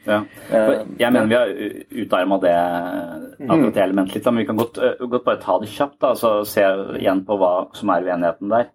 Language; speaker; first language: Norwegian; native; Norwegian